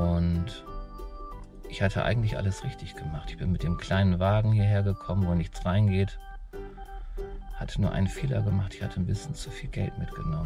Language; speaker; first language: German; native; German